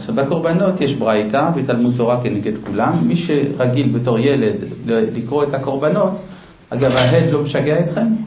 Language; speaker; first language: Hebrew; non-native, fluent; Spanish